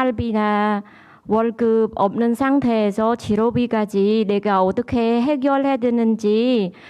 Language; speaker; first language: Korean; non-native, learner; Khmer